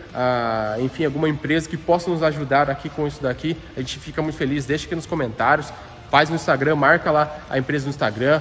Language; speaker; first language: Portuguese; native; Portuguese